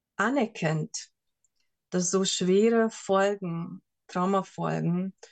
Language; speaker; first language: German; non-native, fluent; Hungarian